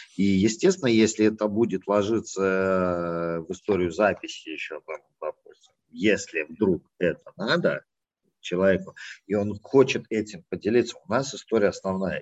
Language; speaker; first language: Russian; native; Russian